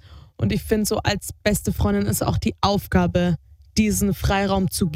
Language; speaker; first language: German; native; German